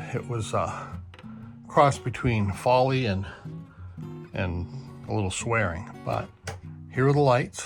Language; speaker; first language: English; native; English